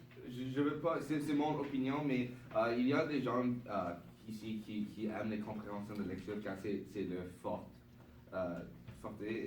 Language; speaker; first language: French; non-native, local second language; English